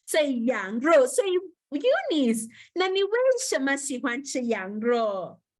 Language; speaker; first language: Chinese; non-native, fluent; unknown